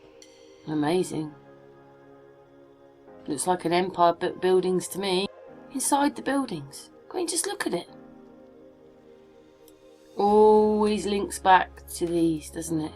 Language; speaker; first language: English; native; English